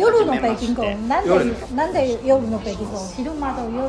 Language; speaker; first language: Japanese; non-native, fluent; Chinese